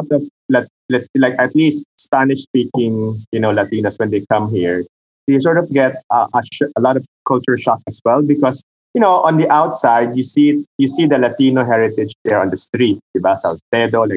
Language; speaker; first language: English; non-native, local second language; Filipino